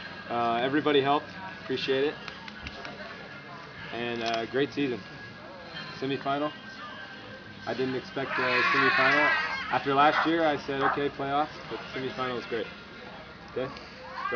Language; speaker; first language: English; native; English